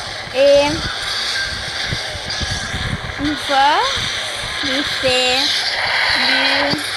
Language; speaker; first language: French; non-native, learner; Arabic